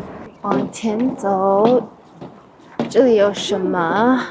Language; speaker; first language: Chinese; non-native, learner; English